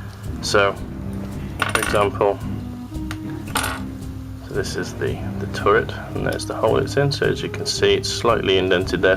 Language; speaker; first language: English; native; English